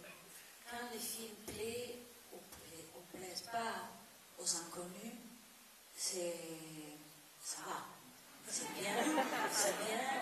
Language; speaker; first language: French; non-native, fluent; Italian